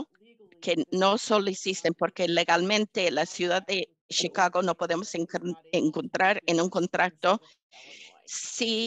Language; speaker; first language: Spanish; early bilingual, heritage; English